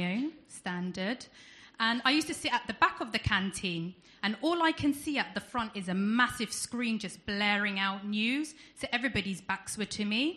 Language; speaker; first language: English; native; English